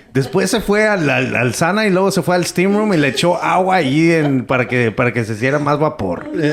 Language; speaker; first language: Spanish; early bilingual, heritage; Spanish